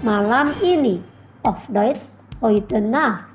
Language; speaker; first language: German; non-native, fluent; Indonesian